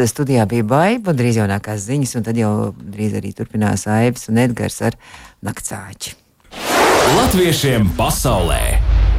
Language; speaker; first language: Latvian; native; Latvian